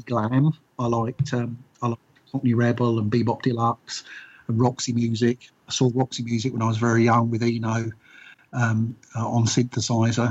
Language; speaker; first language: English; native; English